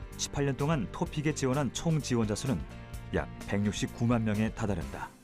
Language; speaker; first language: Korean; native; Korean